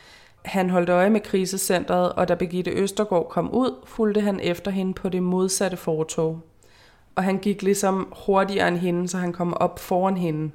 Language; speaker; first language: Danish; native; Danish